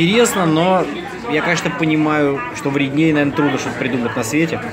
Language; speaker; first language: Russian; native; Russian